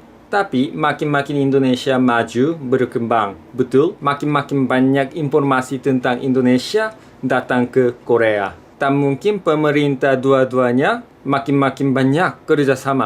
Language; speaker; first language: Indonesian; non-native, fluent; Korean